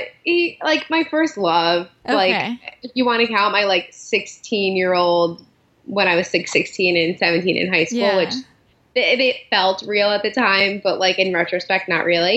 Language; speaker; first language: English; native; English